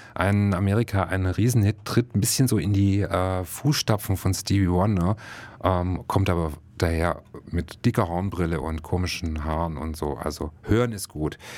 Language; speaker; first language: German; native; German